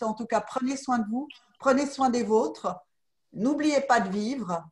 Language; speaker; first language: French; native; French